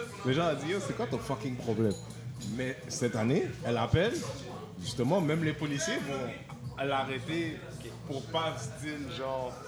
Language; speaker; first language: French; native; French